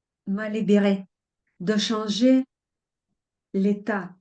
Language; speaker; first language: French; non-native, fluent; Russian